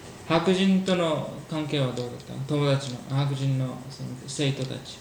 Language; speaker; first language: Japanese; early bilingual, heritage; Japanese